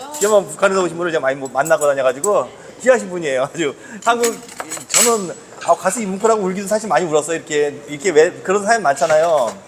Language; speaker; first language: Korean; native; Korean